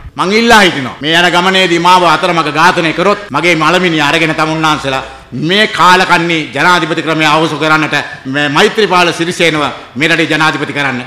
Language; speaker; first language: Sinhala; native; Sinhala